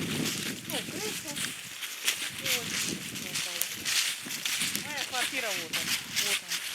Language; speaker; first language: Russian; native; Russian